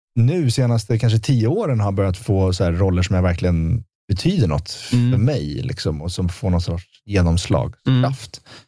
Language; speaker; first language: Swedish; native; Swedish